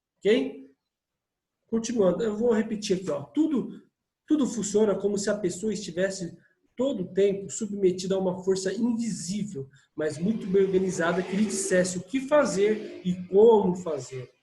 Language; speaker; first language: Portuguese; native; Portuguese